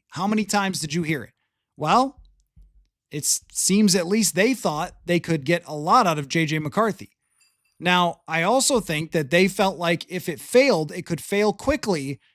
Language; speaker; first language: English; native; English